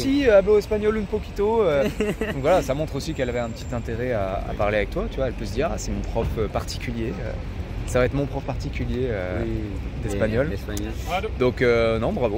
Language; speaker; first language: French; native; French